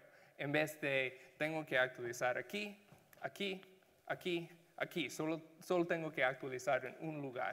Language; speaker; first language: Spanish; non-native, learner; English